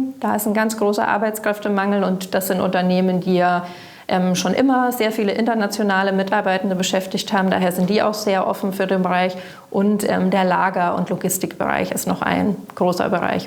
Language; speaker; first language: German; native; German